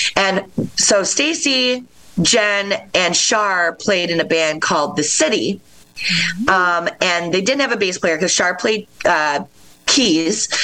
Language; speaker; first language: English; native; English